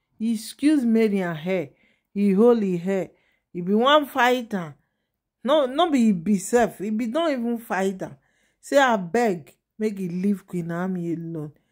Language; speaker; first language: Nigerian Pidgin; non-native, local second language; Yoruba